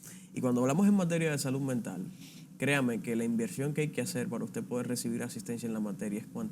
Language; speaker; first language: Spanish; native; Spanish